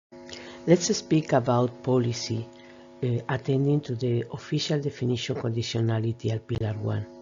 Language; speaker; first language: English; non-native, fluent; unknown